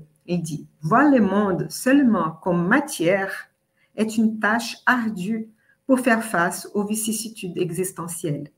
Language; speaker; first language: French; non-native, fluent; Portuguese